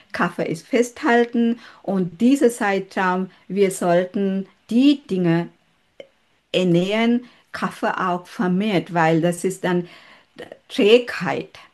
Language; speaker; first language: German; non-native, learner; Sinhala